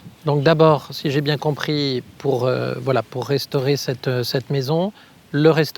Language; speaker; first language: French; native; French